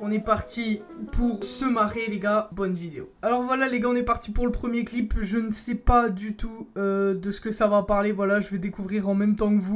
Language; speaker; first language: French; native; French